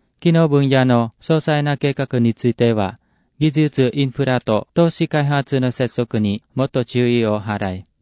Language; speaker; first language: Japanese; non-native, fluent; Vietnamese